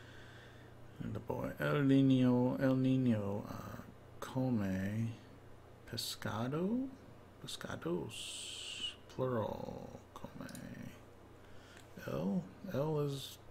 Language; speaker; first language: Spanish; non-native, learner; English